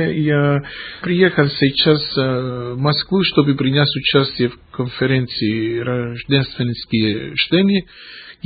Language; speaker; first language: Russian; non-native, fluent; Greek